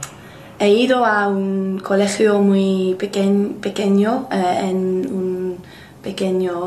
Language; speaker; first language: Spanish; non-native, learner; English